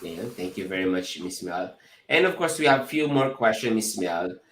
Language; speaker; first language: English; non-native, local second language; Filipino